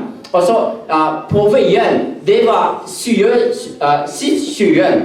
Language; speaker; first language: Norwegian; non-native, learner; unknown